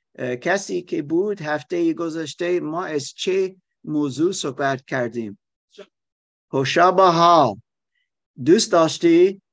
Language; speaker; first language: Persian; non-native, learner; German